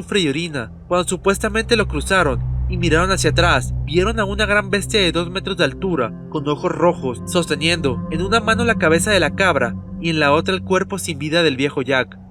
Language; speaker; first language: Spanish; native; Spanish